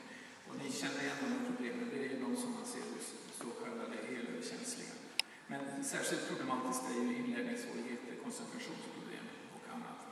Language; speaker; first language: Swedish; native; Swedish